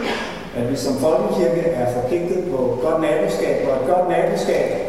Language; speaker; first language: Danish; native; Danish